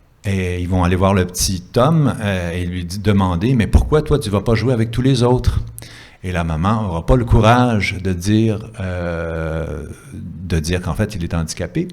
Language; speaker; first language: French; native; French